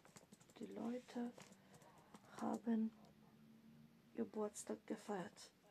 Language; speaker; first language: German; non-native, fluent; Macedonian